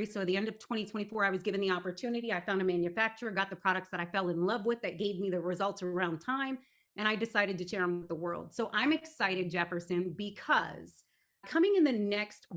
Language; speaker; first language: English; native; English